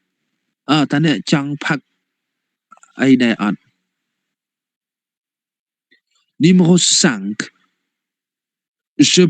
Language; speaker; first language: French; non-native, fluent; Khmer